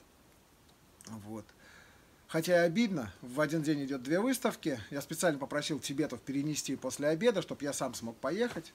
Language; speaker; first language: Russian; native; Russian